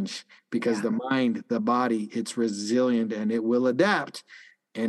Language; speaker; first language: English; native; English